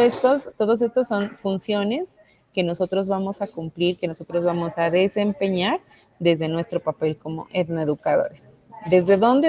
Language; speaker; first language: Spanish; native; Spanish